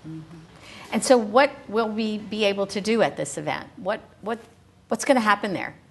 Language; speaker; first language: English; native; English